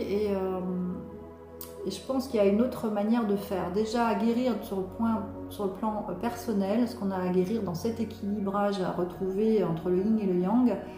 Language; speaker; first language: French; native; French